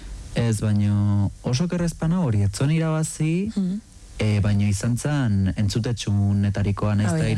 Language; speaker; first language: Basque; native; Basque